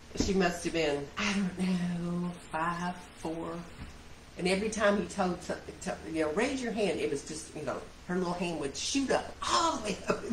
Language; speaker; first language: English; native; English